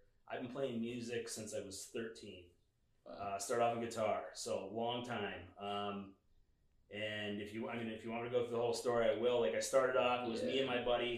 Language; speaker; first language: English; native; English